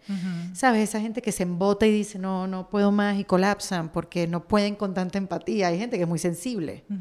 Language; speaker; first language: Spanish; native; Spanish